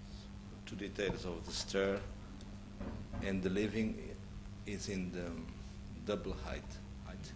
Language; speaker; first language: English; non-native, learner; Portuguese